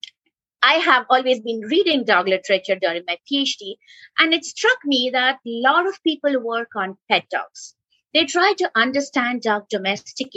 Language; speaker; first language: English; non-native, local second language; Bangla